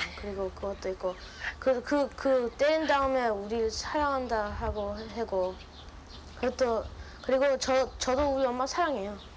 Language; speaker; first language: Korean; early bilingual, heritage; Korean